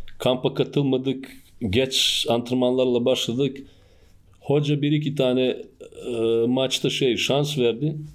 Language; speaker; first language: Turkish; non-native, fluent; Serbian